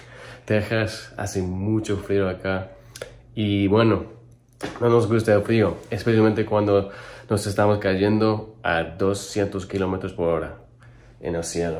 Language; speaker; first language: Spanish; non-native, fluent; English